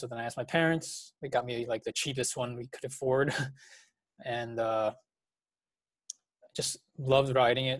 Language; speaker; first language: English; native; English